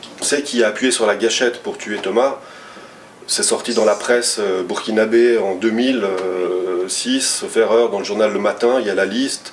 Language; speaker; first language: French; native; French